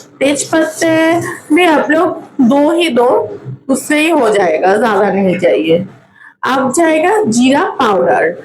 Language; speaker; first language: Hindi; non-native, local second language; Bangla